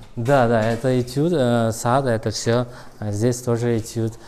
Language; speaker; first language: Russian; non-native, learner; Uzbek